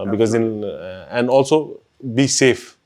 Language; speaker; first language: English; non-native, local second language; Nepali